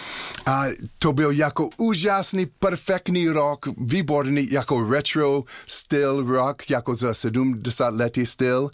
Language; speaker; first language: Czech; non-native, learner; English